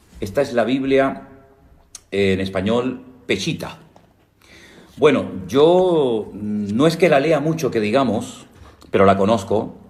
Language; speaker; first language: Spanish; native; Spanish